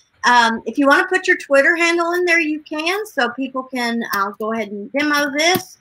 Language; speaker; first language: English; native; English